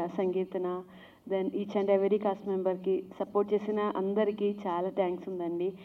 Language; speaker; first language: Telugu; non-native, learner; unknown